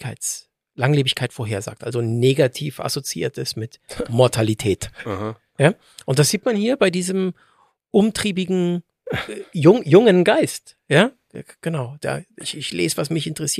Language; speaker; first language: German; native; German